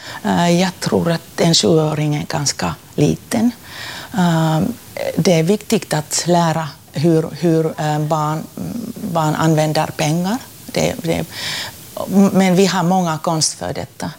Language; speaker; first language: Swedish; non-native, learner; Finnish